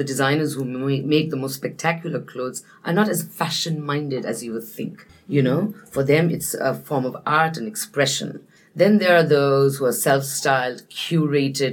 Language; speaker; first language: English; non-native, local second language; Nepali